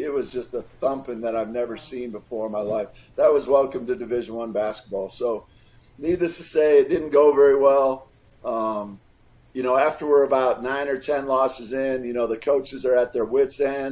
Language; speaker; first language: English; native; English